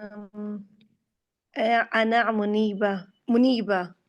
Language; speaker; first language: Arabic; non-native, learner; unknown